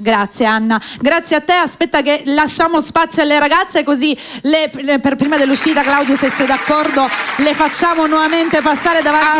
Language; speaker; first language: Italian; native; Italian